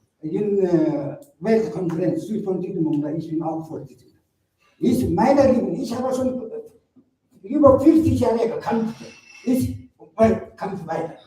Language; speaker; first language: German; non-native, learner; Mongolian